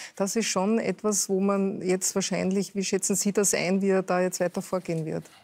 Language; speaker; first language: German; native; German